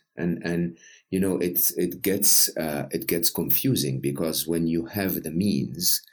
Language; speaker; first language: English; non-native, fluent; Arabic